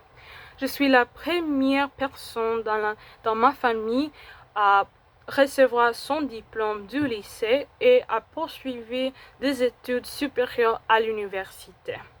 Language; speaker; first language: French; non-native, fluent; Spanish